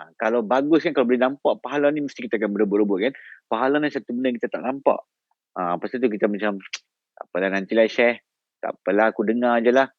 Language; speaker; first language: Malay; native; Malay